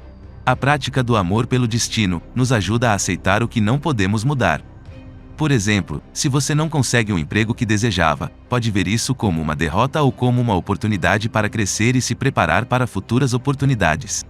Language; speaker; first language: Portuguese; native; Portuguese